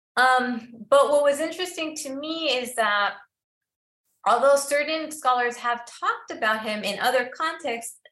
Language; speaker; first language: English; early bilingual, other home language; Spanish